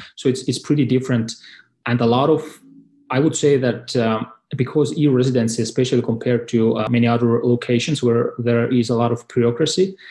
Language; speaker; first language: English; non-native, fluent; Estonian